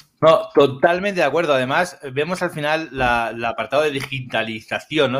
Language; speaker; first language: Spanish; native; Spanish